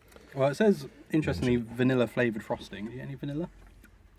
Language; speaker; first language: English; native; English